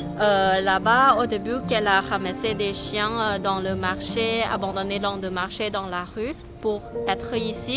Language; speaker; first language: French; non-native, learner; Thai